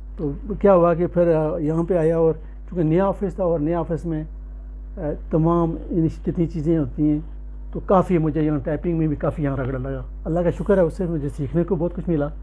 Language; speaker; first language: Urdu; non-native, local second language; Pahari-Potwari